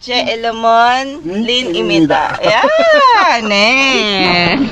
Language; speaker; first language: Korean; non-native, learner; Filipino